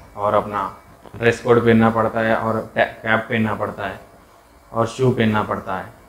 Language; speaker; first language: Hindi; non-native, local second language; Telugu